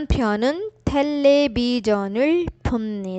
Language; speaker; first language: Korean; non-native, learner; Urdu